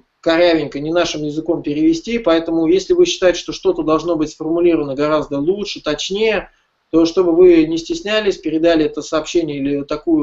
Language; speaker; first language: Russian; native; Russian